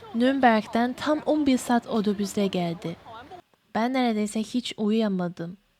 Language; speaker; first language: Turkish; non-native, fluent; Chinese